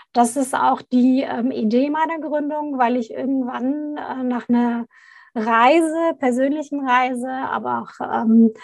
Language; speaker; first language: German; non-native, fluent; Arabic